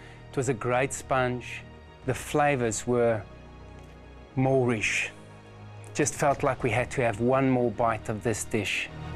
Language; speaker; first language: English; non-native, local second language; Afrikaans